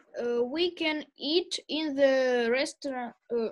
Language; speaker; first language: English; non-native, learner; Russian